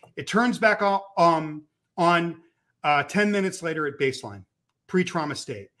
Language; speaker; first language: English; native; English